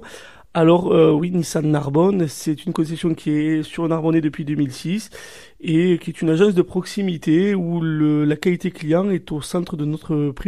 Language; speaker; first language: French; native; French